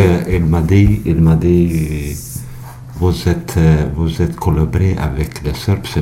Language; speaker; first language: French; non-native, learner; Albanian